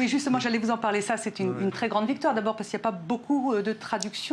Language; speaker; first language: French; native; French